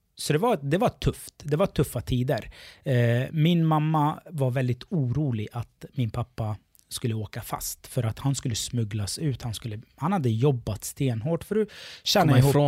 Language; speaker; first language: Swedish; early bilingual, other home language; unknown